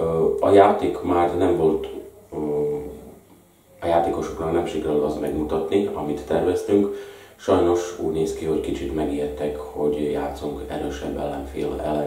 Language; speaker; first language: Hungarian; non-native, fluent; Slovak